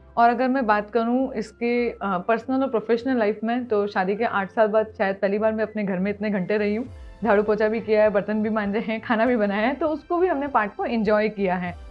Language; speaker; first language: Hindi; native; Hindi